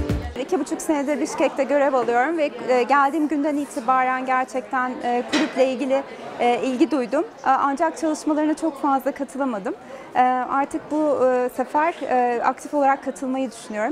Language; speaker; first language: Turkish; native; Turkish